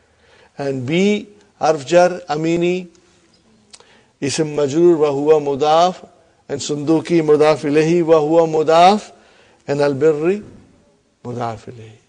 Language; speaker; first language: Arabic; non-native, fluent; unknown